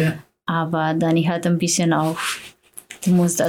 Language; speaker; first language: German; non-native, learner; Slovenian